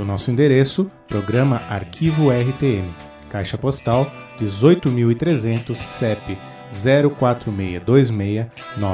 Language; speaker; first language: Portuguese; native; Portuguese